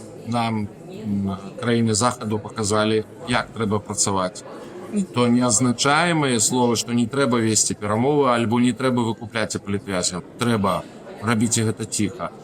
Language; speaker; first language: Belarusian; non-native, local second language; Russian